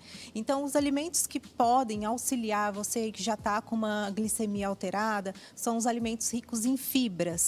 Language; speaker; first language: Portuguese; native; Portuguese